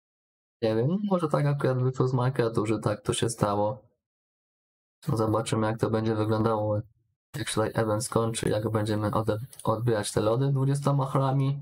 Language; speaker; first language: Polish; native; Polish